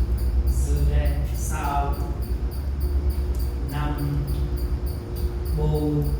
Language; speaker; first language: Vietnamese; non-native, learner; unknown